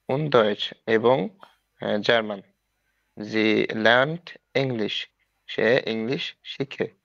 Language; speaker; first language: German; non-native, learner; Bangla